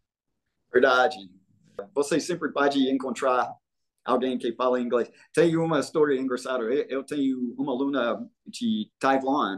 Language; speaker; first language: Portuguese; non-native, fluent; English